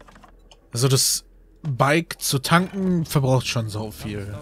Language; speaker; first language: German; native; German